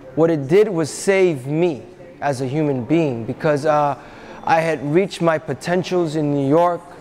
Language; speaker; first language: English; native; English